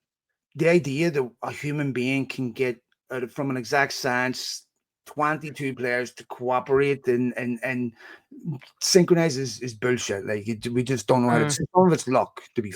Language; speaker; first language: English; native; English